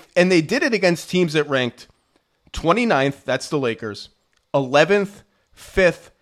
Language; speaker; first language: English; native; English